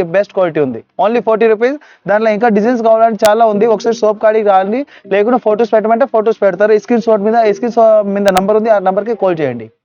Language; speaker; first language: Telugu; non-native, local second language; Urdu